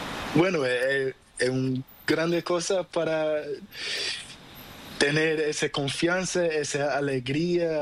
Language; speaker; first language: Spanish; non-native, learner; Portuguese